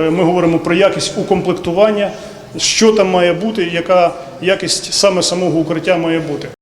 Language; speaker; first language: Ukrainian; native; Ukrainian